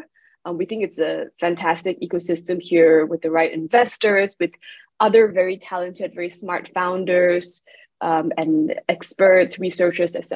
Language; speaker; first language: English; non-native, local second language; Chinese